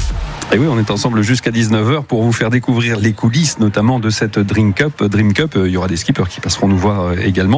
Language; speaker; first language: French; native; French